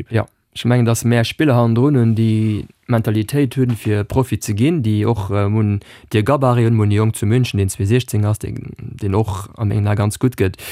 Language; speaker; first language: Luxembourgish; native; Luxembourgish